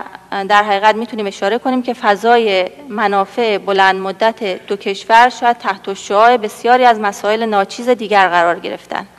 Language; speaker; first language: Persian; native; Persian